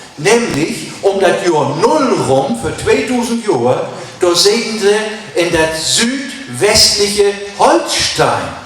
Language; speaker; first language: German; native; German